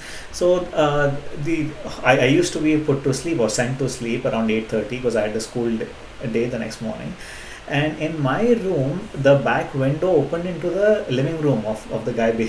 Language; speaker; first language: English; non-native, local second language; Hindi